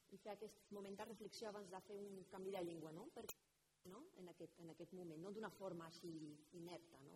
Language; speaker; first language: Catalan; non-native, fluent; French